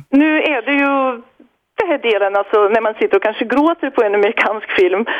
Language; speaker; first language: Swedish; non-native, fluent; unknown